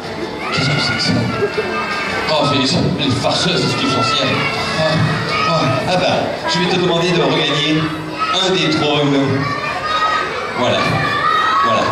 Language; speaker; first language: French; native; French